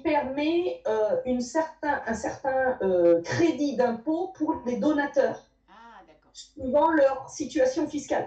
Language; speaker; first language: French; native; French